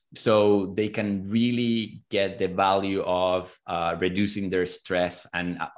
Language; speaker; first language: English; non-native, fluent; Spanish